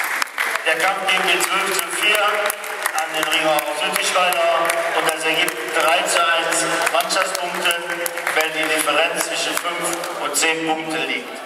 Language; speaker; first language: German; native; German